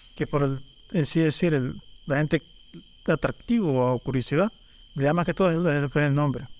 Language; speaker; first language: Spanish; native; Spanish